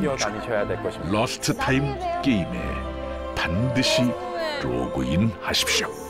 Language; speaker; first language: Korean; native; Korean